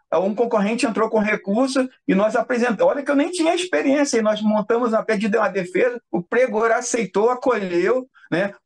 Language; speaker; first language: Portuguese; native; Portuguese